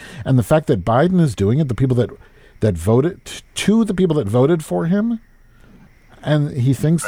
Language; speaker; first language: English; native; English